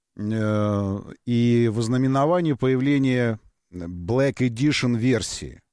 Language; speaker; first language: Russian; native; Russian